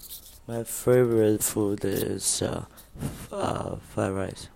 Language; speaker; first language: English; non-native, learner; Chinese